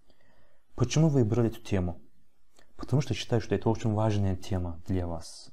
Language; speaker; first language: Russian; non-native, fluent; Turkish